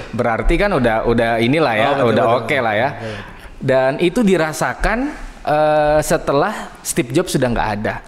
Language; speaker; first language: Indonesian; native; Indonesian